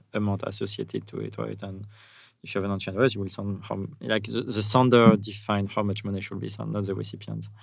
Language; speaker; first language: English; non-native, fluent; French